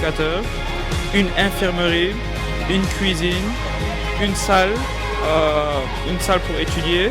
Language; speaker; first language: French; non-native, local second language; Wolof